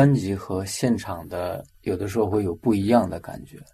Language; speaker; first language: Chinese; non-native, local second language; Mongolian